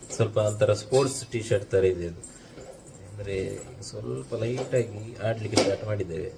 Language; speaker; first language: Kannada; non-native, local second language; Tulu